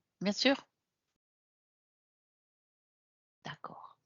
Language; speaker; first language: French; native; French